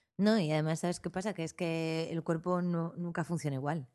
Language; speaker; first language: Spanish; native; Spanish